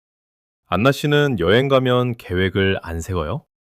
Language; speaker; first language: Korean; early bilingual, heritage; English